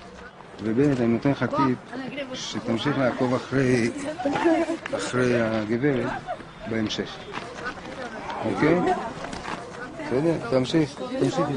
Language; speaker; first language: Hebrew; native; Hebrew